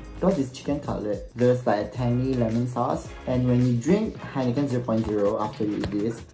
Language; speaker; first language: English; non-native, local second language; Pampanga